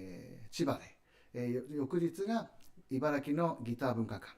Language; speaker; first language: Japanese; native; Japanese